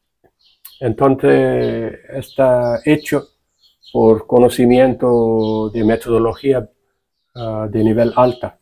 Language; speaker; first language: Spanish; non-native, fluent; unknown